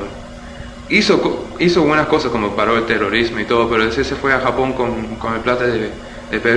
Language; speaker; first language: Spanish; early bilingual, heritage; Spanish